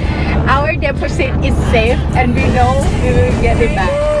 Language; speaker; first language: English; non-native, learner; Thai